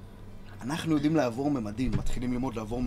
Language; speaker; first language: Hebrew; native; Hebrew